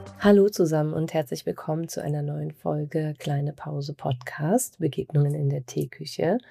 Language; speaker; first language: German; native; German